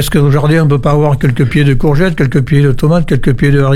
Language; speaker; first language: French; native; French